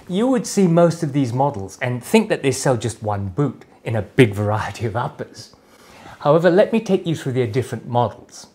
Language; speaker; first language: English; native; English